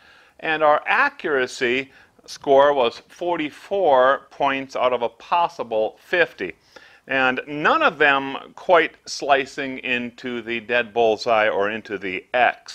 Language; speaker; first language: English; native; English